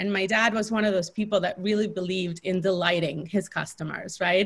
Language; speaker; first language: English; non-native, fluent; Spanish